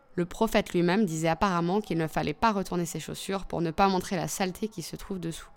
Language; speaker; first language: French; native; French